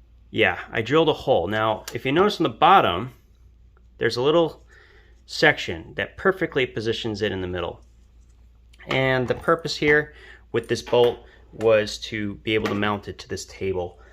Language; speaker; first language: English; native; English